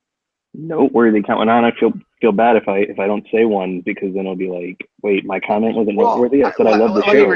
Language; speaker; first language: English; native; English